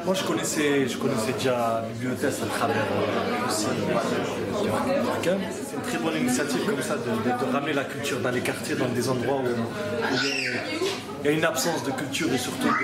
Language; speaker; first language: French; native; French